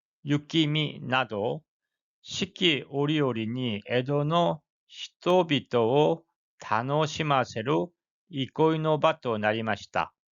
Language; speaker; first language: Japanese; non-native, fluent; Korean